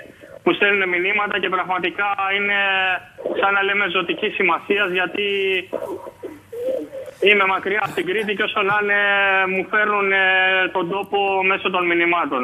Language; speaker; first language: Greek; native; Greek